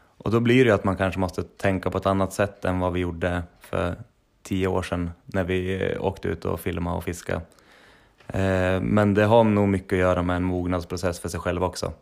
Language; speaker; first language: Swedish; native; Swedish